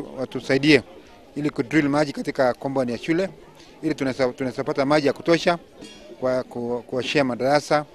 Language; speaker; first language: Swahili; non-native, local second language; Kalenjin